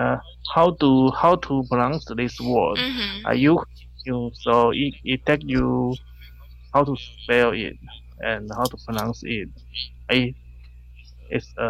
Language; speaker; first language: English; non-native, learner; Chinese